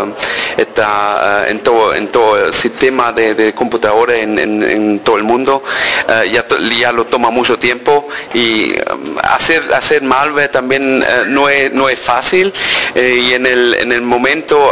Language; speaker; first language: Spanish; early bilingual, heritage; Spanish